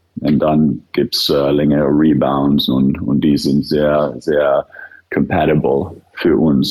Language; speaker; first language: German; non-native, fluent; Finnish